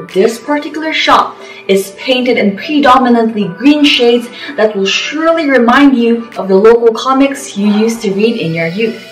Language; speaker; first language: English; non-native, local second language; Filipino